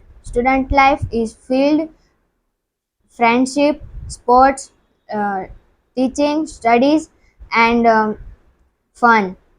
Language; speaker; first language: English; non-native, learner; Gujarati